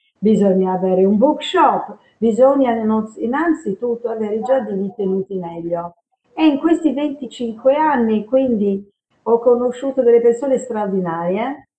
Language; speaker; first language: Italian; non-native, fluent; English